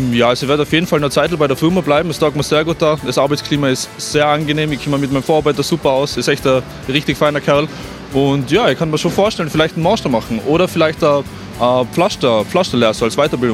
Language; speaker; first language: German; native; German